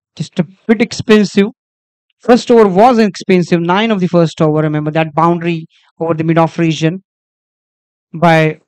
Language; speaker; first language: English; non-native, local second language; Marathi